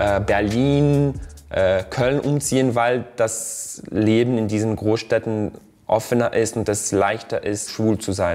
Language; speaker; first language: German; non-native, fluent; Portuguese